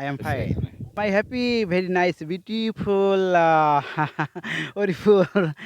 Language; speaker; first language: English; non-native, learner; Bangla